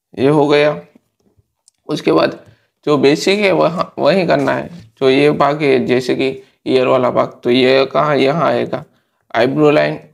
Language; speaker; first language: Hindi; native; Hindi